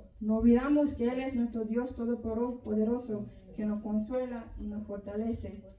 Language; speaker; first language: Spanish; native; Spanish